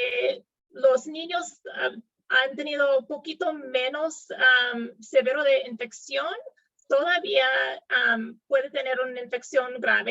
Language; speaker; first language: Spanish; non-native, fluent; English